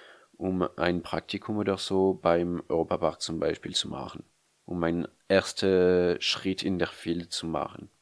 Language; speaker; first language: German; non-native, fluent; French